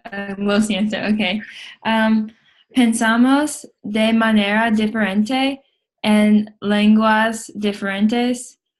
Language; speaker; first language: Spanish; non-native, learner; English